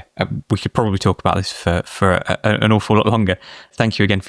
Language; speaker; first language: English; native; English